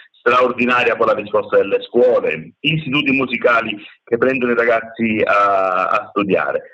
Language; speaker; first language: Italian; native; Italian